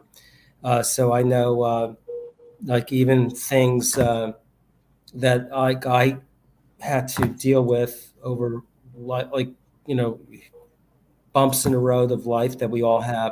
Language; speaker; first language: English; native; English